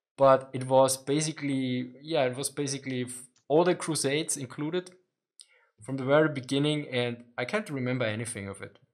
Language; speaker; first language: English; non-native, fluent; German